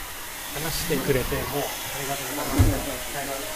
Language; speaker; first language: Japanese; non-native, learner; English